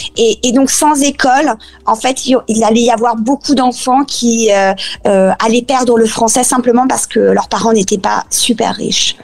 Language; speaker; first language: French; early bilingual, other home language; Spanish